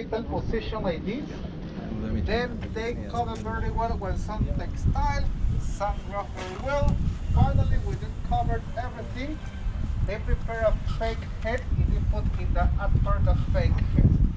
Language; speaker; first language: English; non-native, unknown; Spanish